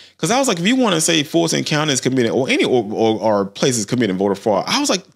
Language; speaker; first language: English; native; English